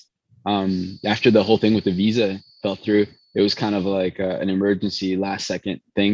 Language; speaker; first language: English; early bilingual, other home language; Spanish